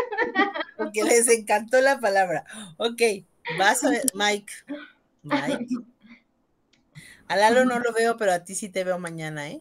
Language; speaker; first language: Spanish; native; Spanish